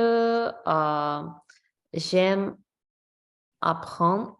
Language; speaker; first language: French; non-native, learner; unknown